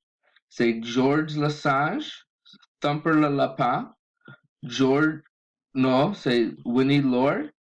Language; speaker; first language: French; non-native, learner; English